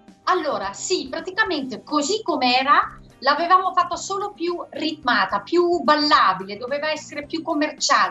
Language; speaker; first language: Italian; non-native, fluent; Dutch